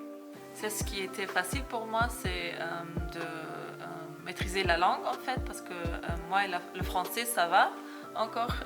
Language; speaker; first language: French; non-native, fluent; German